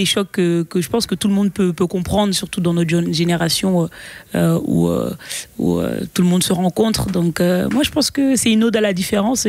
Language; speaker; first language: French; native; French